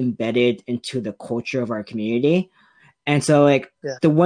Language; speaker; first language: English; native; English